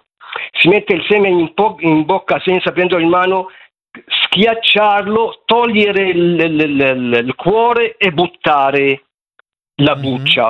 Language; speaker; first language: Italian; non-native, fluent; Arabic